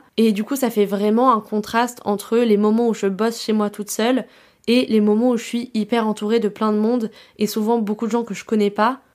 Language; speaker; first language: French; native; French